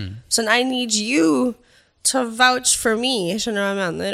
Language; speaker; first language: English; early bilingual, other home language; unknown